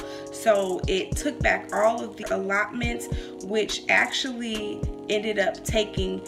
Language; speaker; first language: English; native; English